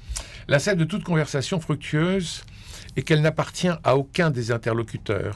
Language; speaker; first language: French; native; French